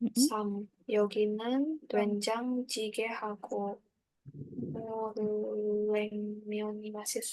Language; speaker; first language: Korean; non-native, learner; Indonesian